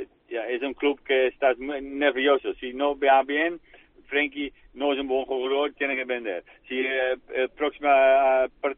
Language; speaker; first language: Spanish; non-native, fluent; Dutch